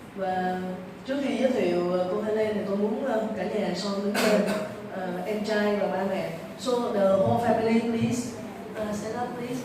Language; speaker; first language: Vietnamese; native; Vietnamese